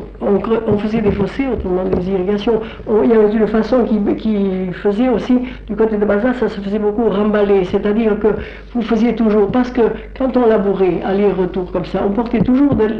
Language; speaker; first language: French; native; French